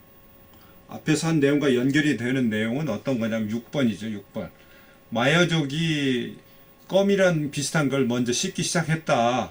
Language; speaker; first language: Korean; native; Korean